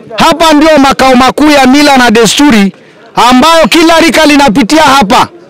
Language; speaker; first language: Swahili; non-native, local second language; Masai